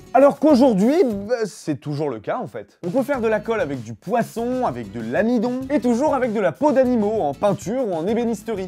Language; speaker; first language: French; native; French